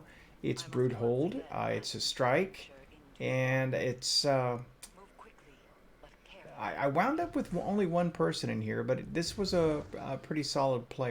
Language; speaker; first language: English; native; English